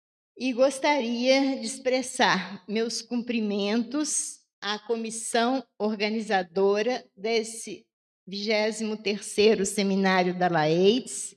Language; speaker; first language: Portuguese; native; Portuguese